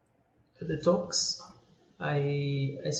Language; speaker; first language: English; non-native, learner; Portuguese